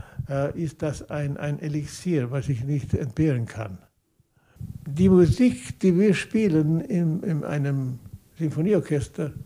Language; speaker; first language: German; non-native, fluent; Swedish